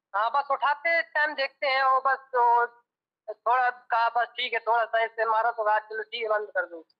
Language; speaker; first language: Hindi; native; Hindi